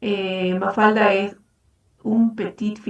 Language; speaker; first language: French; non-native, learner; Spanish